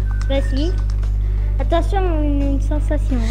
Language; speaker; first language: French; native; French